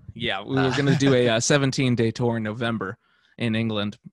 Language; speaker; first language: English; native; English